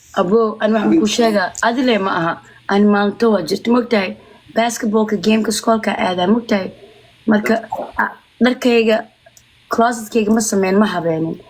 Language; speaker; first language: Somali; early bilingual, heritage; Somali